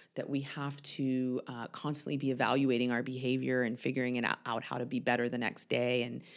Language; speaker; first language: English; native; English